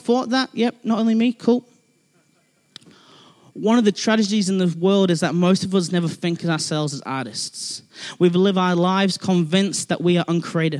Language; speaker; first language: English; native; English